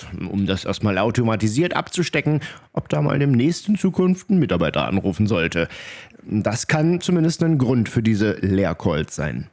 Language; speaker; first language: German; native; German